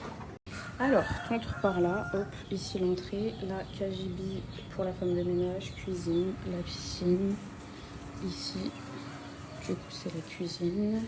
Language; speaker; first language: French; native; French